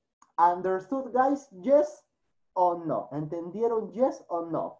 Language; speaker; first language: English; non-native, fluent; Spanish